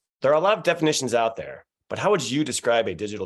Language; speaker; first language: English; native; English